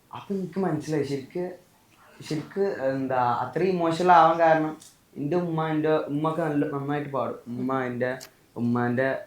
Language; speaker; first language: Malayalam; native; Malayalam